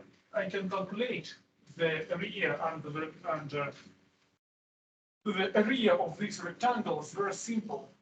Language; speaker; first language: English; non-native, fluent; Russian